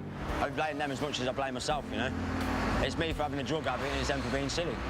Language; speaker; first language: English; native; English